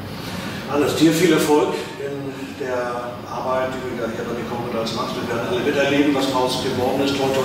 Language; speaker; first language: German; native; German